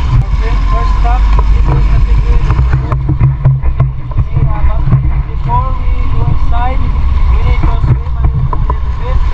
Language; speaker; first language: English; non-native, local second language; Filipino